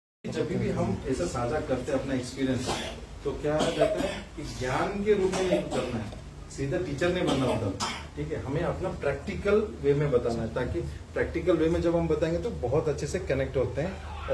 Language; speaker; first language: Hindi; native; Hindi